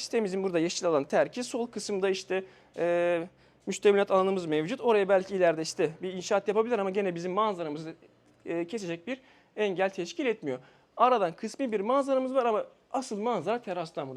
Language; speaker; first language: Turkish; native; Turkish